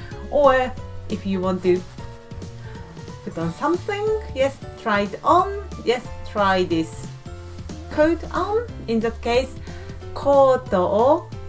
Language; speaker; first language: English; non-native, fluent; Japanese